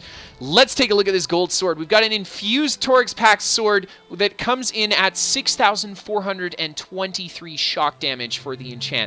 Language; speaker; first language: English; native; English